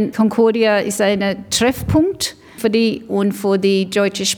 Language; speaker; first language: German; early bilingual, heritage; English